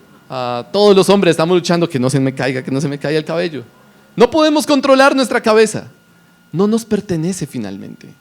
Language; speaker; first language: Spanish; native; Spanish